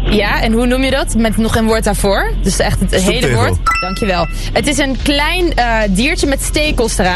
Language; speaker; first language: Dutch; native; Dutch